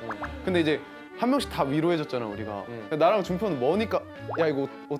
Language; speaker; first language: Korean; native; Korean